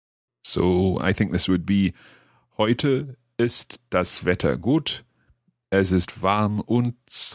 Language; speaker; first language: German; non-native, learner; English